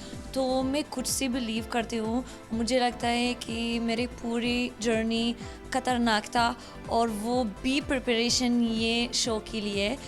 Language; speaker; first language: Hindi; non-native, learner; Arabic